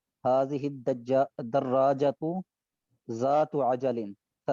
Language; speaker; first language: Arabic; non-native, learner; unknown